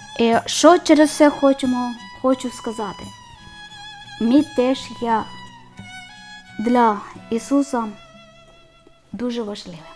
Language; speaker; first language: Ukrainian; non-native, learner; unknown